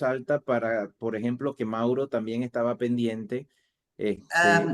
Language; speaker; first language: Spanish; native; Spanish